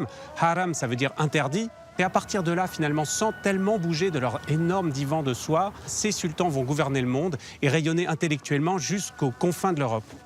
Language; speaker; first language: French; native; French